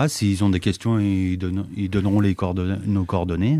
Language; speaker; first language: French; native; French